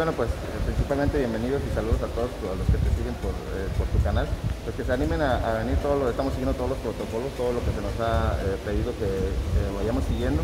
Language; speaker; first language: Spanish; native; Spanish